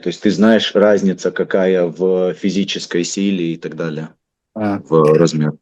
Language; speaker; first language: Russian; native; Russian